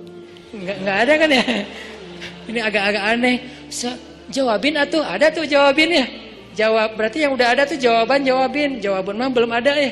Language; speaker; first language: Indonesian; native; Indonesian